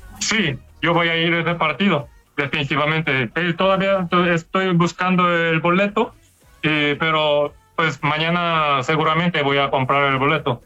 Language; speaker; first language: Spanish; non-native, learner; Korean